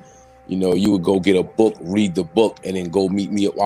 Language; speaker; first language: English; native; English